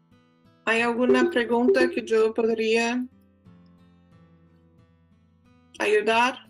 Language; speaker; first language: Spanish; non-native, fluent; Portuguese